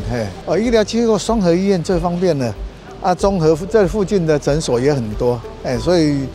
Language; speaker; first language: Chinese; native; Chinese